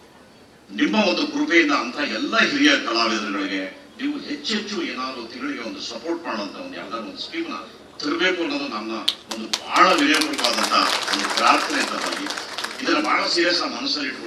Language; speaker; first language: Kannada; native; Kannada